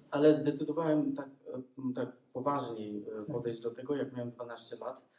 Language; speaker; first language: Polish; early bilingual, other home language; Vietnamese